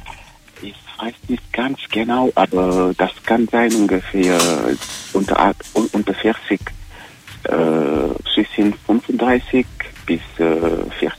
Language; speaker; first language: German; non-native, learner; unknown